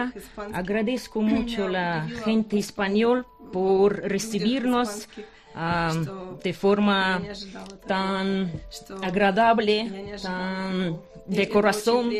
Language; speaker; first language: Spanish; non-native, fluent; Ukrainian